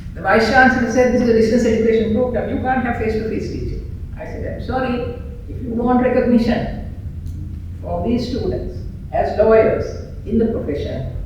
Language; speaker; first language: English; non-native, local second language; Sinhala